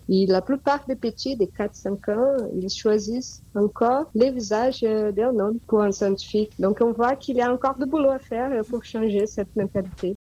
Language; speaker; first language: French; non-native, fluent; Portuguese